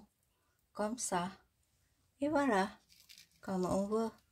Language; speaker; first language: French; non-native, fluent; Vietnamese